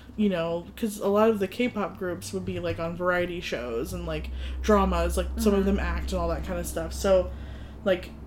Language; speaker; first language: English; native; English